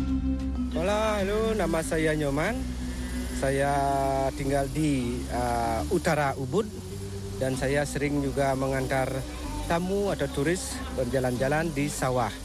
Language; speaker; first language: Indonesian; non-native, local second language; Balinese